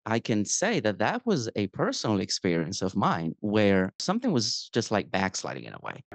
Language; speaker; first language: English; non-native, fluent; Spanish